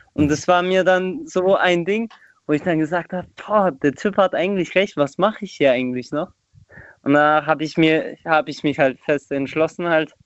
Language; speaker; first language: German; non-native, fluent; Turkish